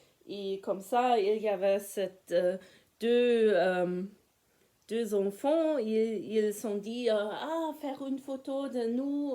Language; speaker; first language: French; non-native, fluent; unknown